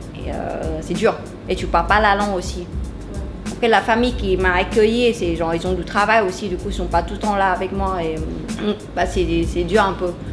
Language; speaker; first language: French; non-native, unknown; Vietnamese